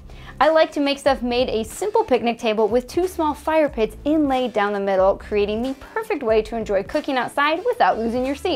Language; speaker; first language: English; native; English